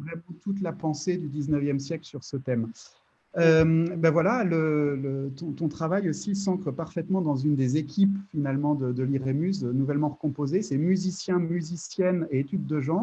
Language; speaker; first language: French; native; French